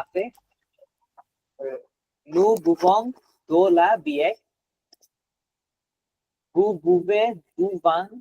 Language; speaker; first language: French; non-native, learner; Bangla